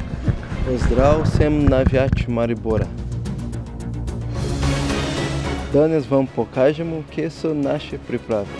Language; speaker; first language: Slovenian; non-native, learner; Portuguese